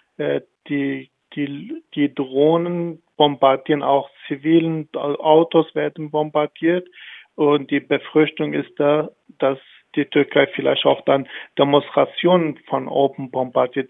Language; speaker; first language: German; non-native, fluent; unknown